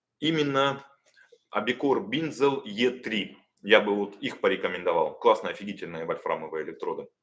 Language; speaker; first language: Russian; native; Russian